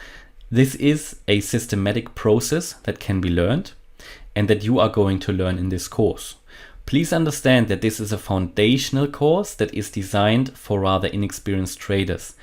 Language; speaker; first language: English; non-native, fluent; German